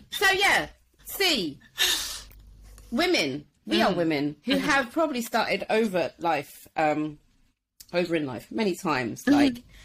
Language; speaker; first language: English; native; English